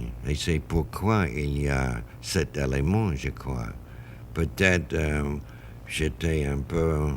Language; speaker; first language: French; non-native, fluent; English